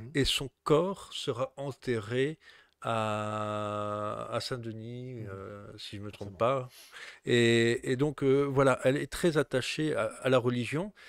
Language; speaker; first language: French; native; French